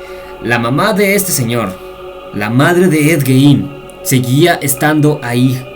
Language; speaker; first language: Spanish; native; Spanish